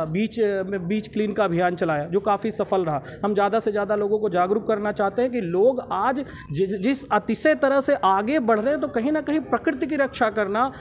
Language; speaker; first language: Hindi; native; Hindi